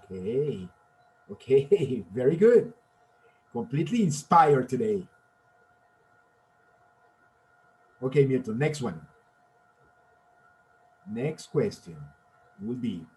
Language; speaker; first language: English; non-native, fluent; Spanish